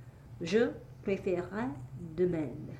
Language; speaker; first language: French; non-native, learner; English